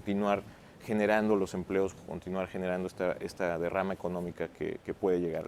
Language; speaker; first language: Spanish; native; Spanish